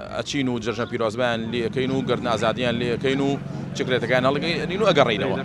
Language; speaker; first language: Central Kurdish; native; Central Kurdish